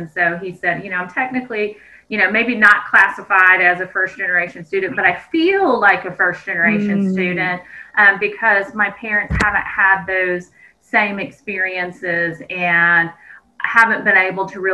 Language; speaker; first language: English; native; English